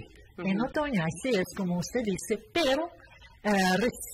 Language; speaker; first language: Spanish; non-native, fluent; Russian